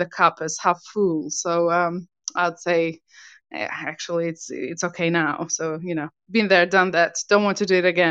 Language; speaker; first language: English; non-native, fluent; Albanian